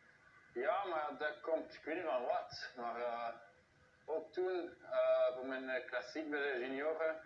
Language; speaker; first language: Dutch; non-native, local second language; French